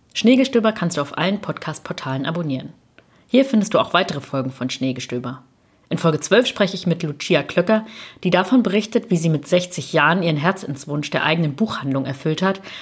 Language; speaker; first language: German; native; German